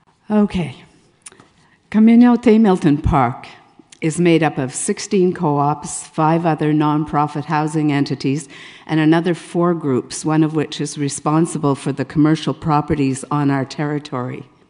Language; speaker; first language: English; native; English